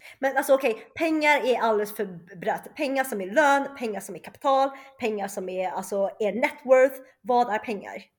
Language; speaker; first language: Swedish; early bilingual, other home language; Chinese